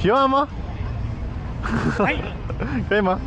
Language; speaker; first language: Chinese; early bilingual, heritage; Chinese